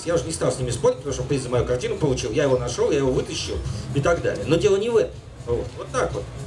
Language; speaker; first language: Russian; native; Russian